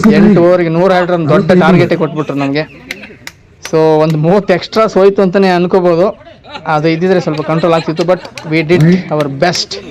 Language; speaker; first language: Kannada; non-native, local second language; Kodava